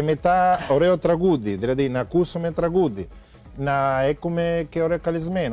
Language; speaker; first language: Greek; non-native, learner; Italian